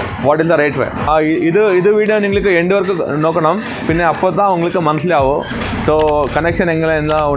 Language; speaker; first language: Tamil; non-native, learner; Malayalam